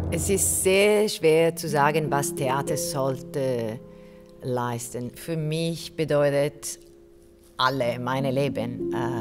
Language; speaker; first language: German; non-native, fluent; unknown